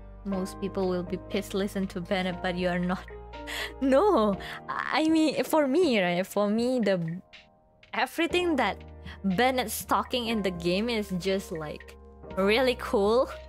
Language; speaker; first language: English; non-native, fluent; Indonesian